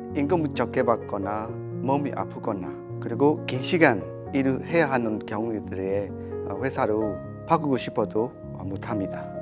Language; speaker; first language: Korean; non-native, fluent; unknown